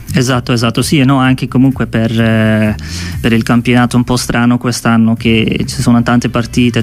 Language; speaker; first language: Italian; non-native, fluent; Dutch